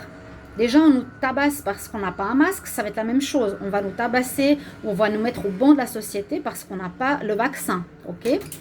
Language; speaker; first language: French; native; French